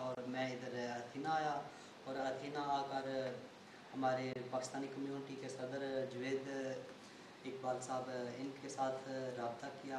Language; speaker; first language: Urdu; non-native, local second language; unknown